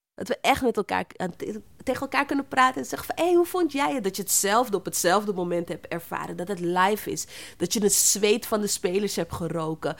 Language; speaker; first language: Dutch; native; Dutch